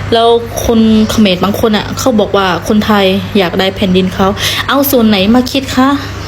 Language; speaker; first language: Thai; non-native, fluent; Khmer